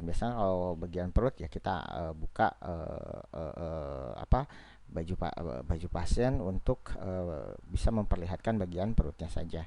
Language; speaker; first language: Indonesian; native; Indonesian